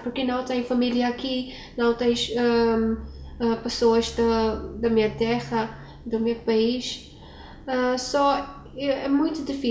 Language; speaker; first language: Portuguese; non-native, learner; Urdu